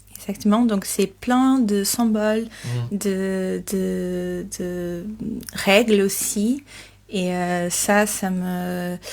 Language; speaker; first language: French; non-native, fluent; Portuguese